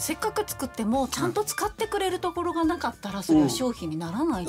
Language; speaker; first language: Japanese; native; Japanese